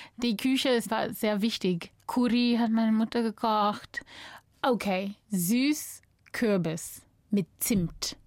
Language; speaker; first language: German; non-native, fluent; English